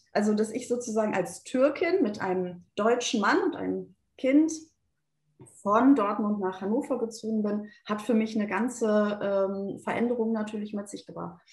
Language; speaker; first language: German; early bilingual, other home language; Turkish